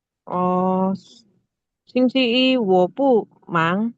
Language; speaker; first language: Chinese; non-native, learner; Indonesian